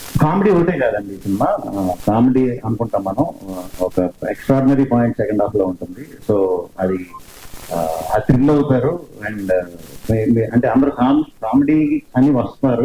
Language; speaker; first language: Telugu; native; Telugu